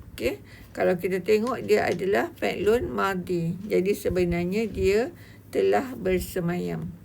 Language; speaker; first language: Malay; native; Malay